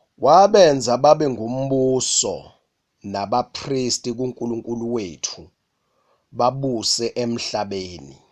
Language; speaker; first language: Zulu; native; Zulu